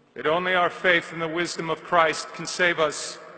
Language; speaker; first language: English; native; English